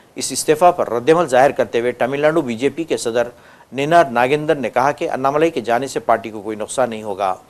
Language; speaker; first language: Urdu; native; Urdu